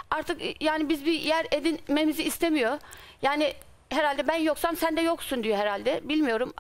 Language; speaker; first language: Turkish; native; Turkish